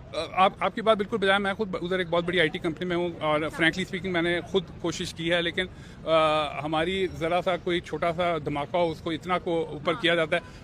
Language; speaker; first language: Urdu; non-native, local second language; Punjabi